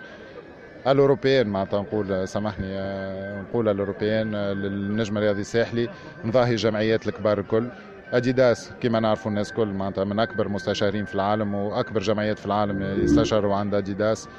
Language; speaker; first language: Arabic; native; Arabic